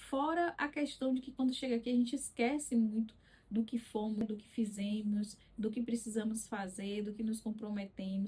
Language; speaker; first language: Portuguese; native; Portuguese